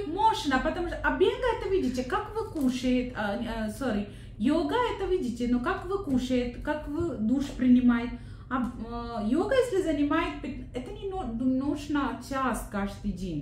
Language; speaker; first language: Russian; non-native, learner; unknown